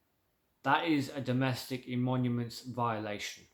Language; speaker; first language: English; native; English